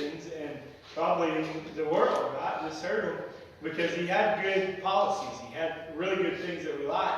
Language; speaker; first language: English; native; English